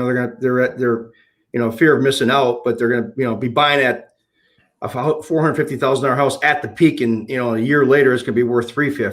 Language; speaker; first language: English; native; English